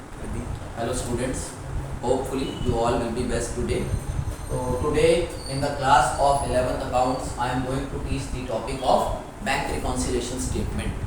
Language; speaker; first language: English; non-native, local second language; Hindi